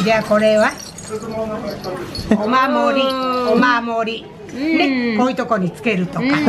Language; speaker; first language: Japanese; native; Japanese